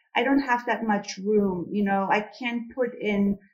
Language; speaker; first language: English; non-native, fluent; German